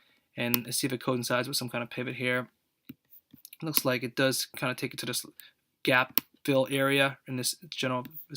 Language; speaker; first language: English; native; English